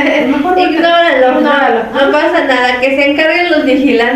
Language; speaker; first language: Spanish; native; Spanish